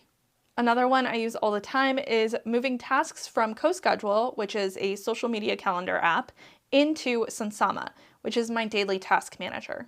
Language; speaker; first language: English; native; English